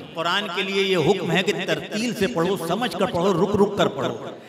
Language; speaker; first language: Urdu; native; Urdu